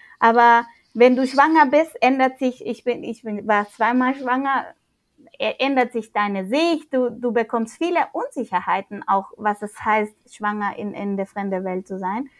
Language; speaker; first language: German; non-native, fluent; Spanish